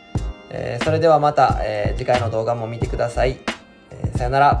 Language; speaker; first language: Japanese; native; Japanese